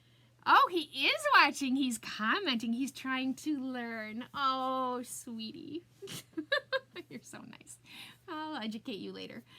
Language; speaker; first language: English; native; English